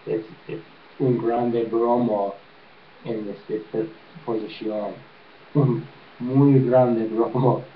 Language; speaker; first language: Spanish; non-native, learner; English